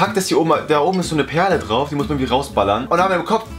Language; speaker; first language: German; native; German